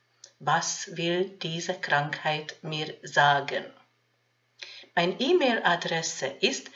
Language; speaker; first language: German; non-native, fluent; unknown